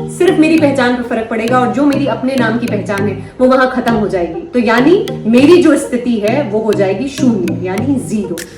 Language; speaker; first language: Hindi; native; Hindi